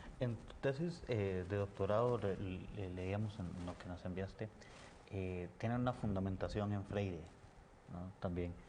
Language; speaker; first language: Spanish; native; Spanish